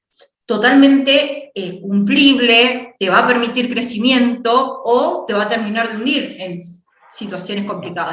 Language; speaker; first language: Spanish; native; Spanish